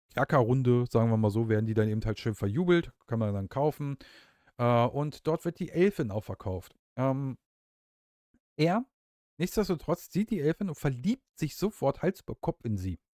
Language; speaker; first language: German; native; German